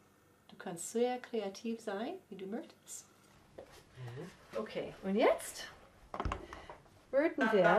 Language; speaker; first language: German; non-native, fluent; English